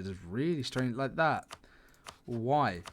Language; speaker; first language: English; native; English